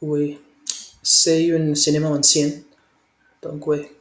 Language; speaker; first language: French; non-native, learner; Hindi